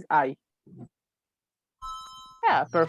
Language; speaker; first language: English; non-native, fluent; Spanish